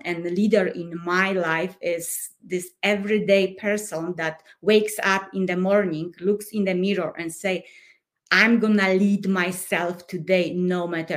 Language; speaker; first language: English; non-native, fluent; Polish